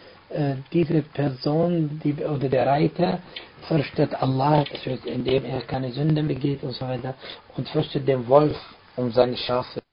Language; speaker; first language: German; non-native, fluent; Arabic